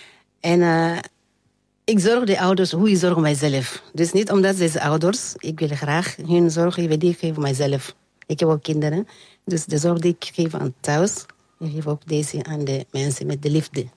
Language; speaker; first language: Dutch; non-native, learner; French